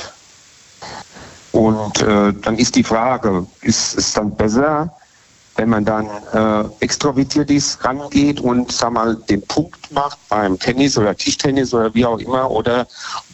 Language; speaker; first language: German; native; German